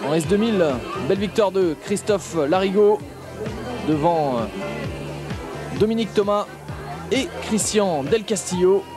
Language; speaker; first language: French; native; French